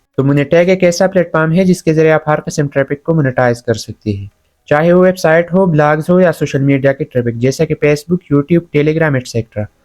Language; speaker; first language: Urdu; non-native, local second language; Punjabi